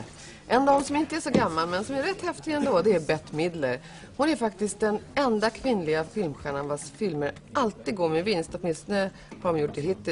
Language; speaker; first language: Swedish; native; Swedish